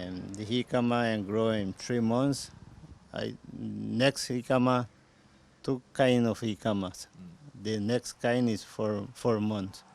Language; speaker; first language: English; non-native, local second language; Spanish